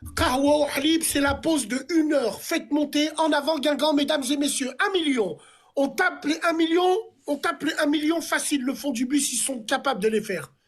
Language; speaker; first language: French; native; French